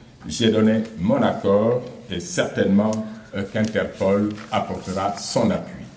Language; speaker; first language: French; non-native, local second language; Wolof